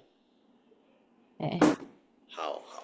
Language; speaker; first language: Chinese; non-native, learner; Indonesian